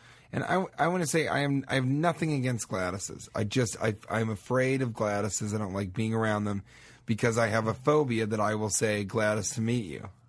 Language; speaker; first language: English; native; English